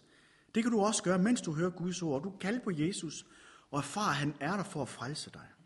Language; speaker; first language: Danish; native; Danish